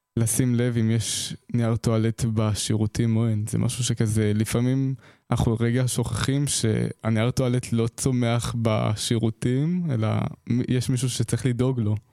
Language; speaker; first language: Hebrew; native; Hebrew